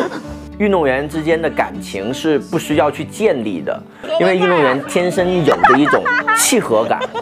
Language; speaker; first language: Chinese; non-native, local second language; Cantonese